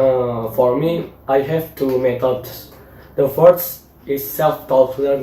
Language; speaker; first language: English; non-native, learner; Indonesian